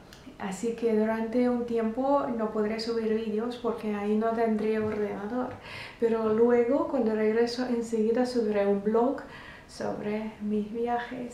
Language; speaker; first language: Spanish; non-native, fluent; Russian